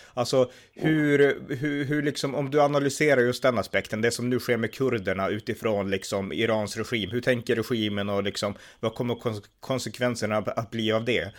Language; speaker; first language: Swedish; native; Swedish